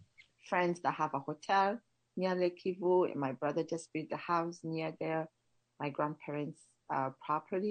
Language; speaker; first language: English; non-native, local second language; Kinyarwanda